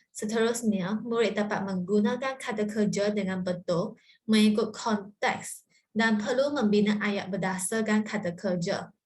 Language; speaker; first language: Malay; non-native, local second language; Chinese